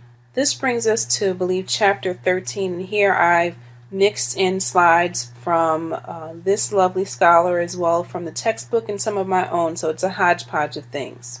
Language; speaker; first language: English; native; English